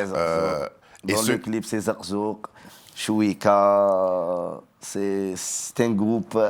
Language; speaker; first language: French; non-native, learner; Arabic